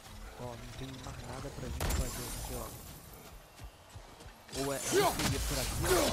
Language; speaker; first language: Portuguese; native; Portuguese